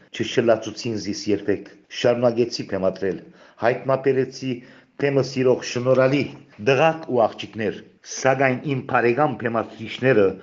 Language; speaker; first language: Armenian; early bilingual, heritage; Armenian